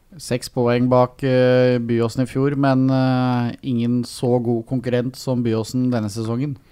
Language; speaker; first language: Norwegian; native; Norwegian